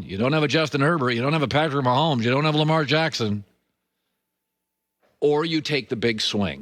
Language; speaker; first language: English; native; English